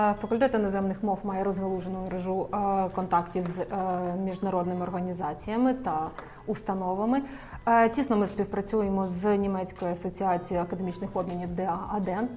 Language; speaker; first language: Ukrainian; native; Ukrainian